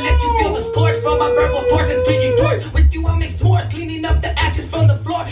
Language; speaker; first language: English; early bilingual, other home language; Spanish